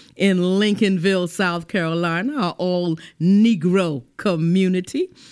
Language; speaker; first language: English; native; English